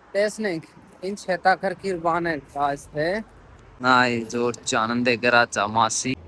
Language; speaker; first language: Armenian; non-native, learner; Hindi